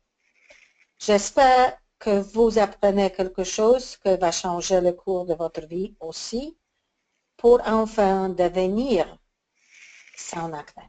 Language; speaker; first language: French; non-native, learner; English